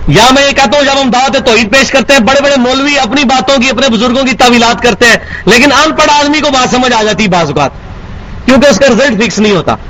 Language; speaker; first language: Urdu; non-native, local second language; Punjabi